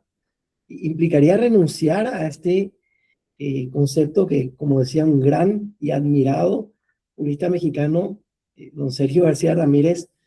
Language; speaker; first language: Spanish; native; Spanish